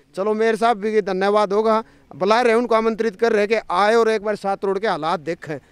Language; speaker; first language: Hindi; native; Hindi